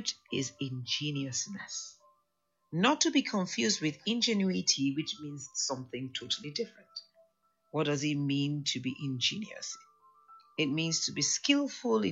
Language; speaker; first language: English; non-native, local second language; Yoruba